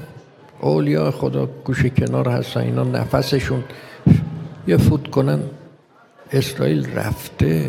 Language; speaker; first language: Persian; native; Persian